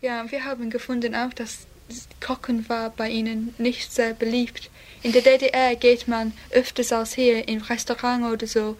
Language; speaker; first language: German; non-native, learner; English